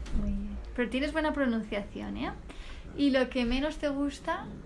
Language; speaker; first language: Spanish; native; Spanish